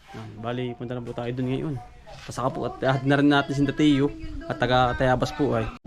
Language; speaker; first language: Filipino; native; Filipino